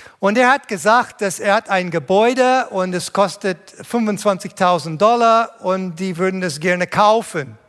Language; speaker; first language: German; non-native, fluent; English